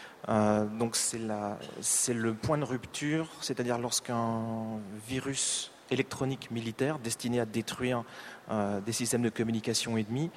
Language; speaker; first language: French; native; French